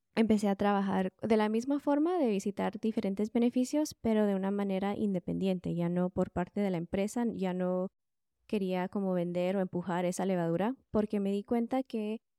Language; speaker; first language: Spanish; early bilingual, heritage; Spanish